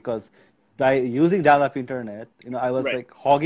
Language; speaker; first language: English; non-native, local second language; Bangla